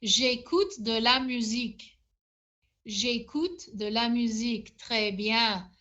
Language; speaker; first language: French; non-native, fluent; English